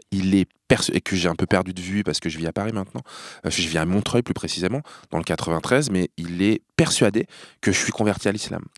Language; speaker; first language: French; native; French